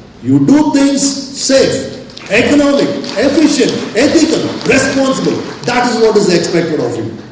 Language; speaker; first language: English; non-native, local second language; Kannada